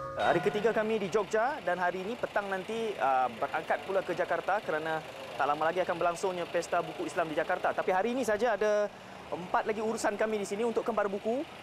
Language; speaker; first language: Malay; native; Malay